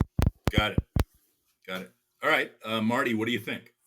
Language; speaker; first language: English; native; English